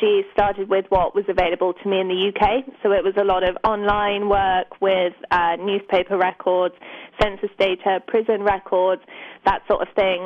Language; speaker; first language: English; native; English